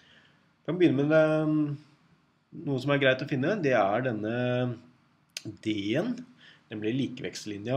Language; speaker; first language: Norwegian; native; Norwegian